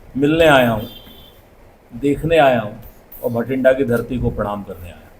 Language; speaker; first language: Hindi; native; Hindi